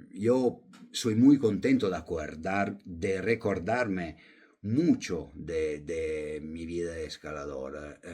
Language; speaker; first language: Spanish; non-native, fluent; Italian